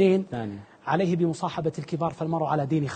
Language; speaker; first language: Arabic; native; Arabic